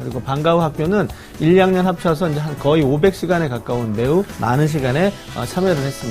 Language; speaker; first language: Korean; native; Korean